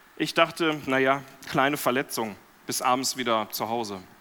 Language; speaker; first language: German; native; German